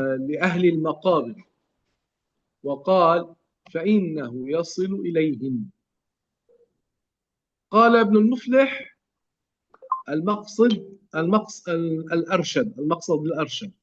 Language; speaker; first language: Arabic; native; Arabic